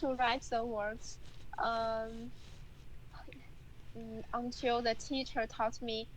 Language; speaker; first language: English; non-native, learner; Chinese